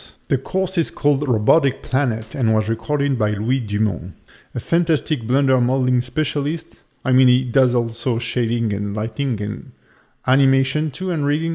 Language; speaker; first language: English; non-native, fluent; French